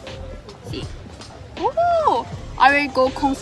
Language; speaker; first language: English; non-native, learner; Korean